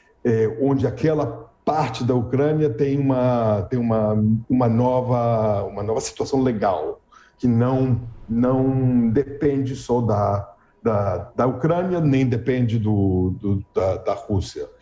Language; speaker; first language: Portuguese; non-native, fluent; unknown